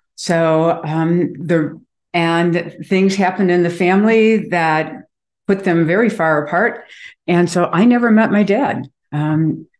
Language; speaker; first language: English; native; English